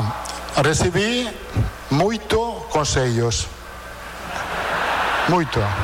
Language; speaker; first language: Portuguese; non-native, fluent; Italian